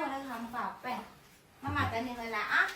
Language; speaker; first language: Chinese; native; Chinese